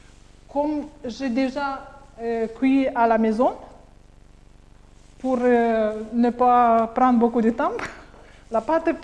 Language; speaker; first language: French; non-native, learner; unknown